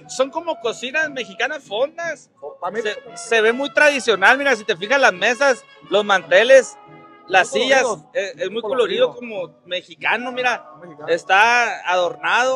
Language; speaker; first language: Spanish; native; Spanish